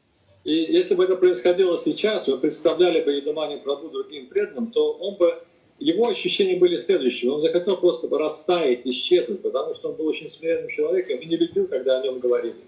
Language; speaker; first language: Russian; native; Russian